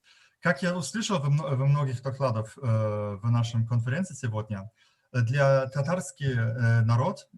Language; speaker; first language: Russian; non-native, fluent; German